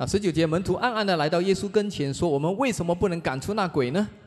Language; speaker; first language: Chinese; native; Chinese